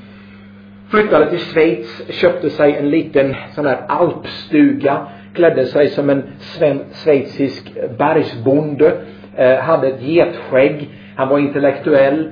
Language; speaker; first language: Swedish; native; Swedish